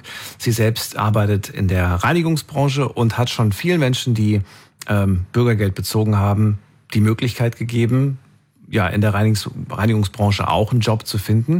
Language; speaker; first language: German; native; German